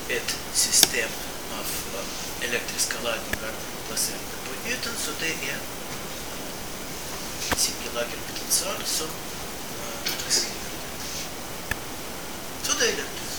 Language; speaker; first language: Swedish; non-native, fluent; Russian